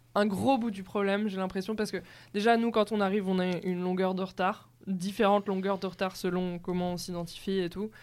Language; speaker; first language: French; native; French